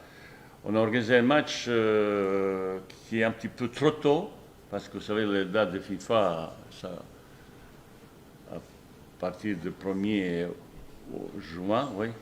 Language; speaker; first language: French; non-native, fluent; Bosnian